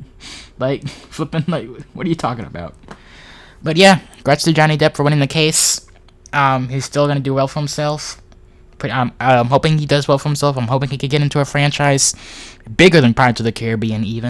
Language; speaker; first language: English; native; English